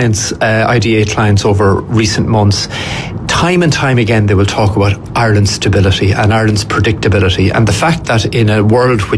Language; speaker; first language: English; native; English